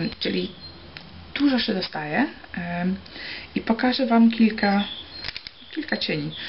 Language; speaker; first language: Polish; early bilingual, heritage; Polish